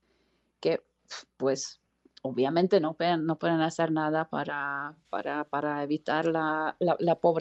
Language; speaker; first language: Spanish; non-native, fluent; Hungarian